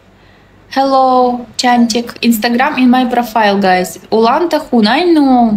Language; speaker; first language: English; non-native, learner; Russian